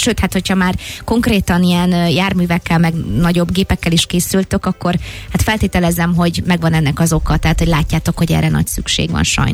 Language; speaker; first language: Hungarian; native; Hungarian